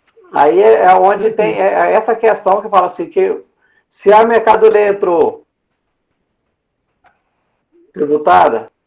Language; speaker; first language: Portuguese; native; Portuguese